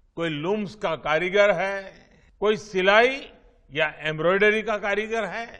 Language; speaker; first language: Hindi; non-native, local second language; Gujarati